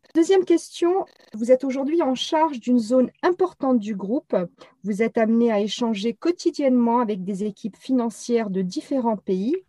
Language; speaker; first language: French; native; French